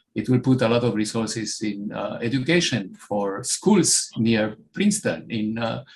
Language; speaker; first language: English; non-native, fluent; Romanian